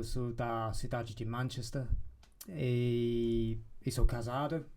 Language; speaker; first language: Portuguese; non-native, fluent; English